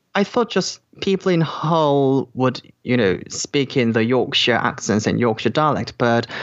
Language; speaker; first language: English; non-native, fluent; Korean